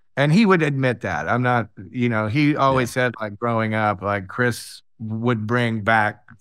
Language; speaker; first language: English; native; English